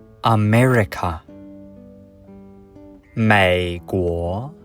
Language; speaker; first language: Chinese; non-native, fluent; English